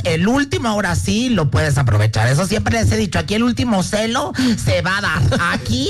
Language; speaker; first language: Spanish; native; Spanish